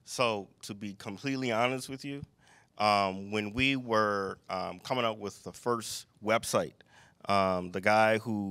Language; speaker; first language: English; native; English